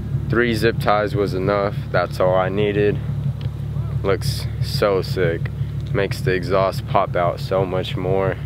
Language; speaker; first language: English; native; English